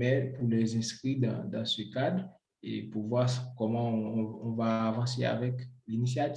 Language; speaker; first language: French; non-native, local second language; Haitian Creole